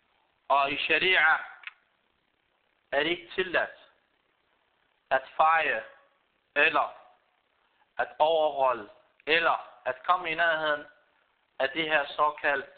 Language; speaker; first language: Danish; early bilingual, other home language; Arabic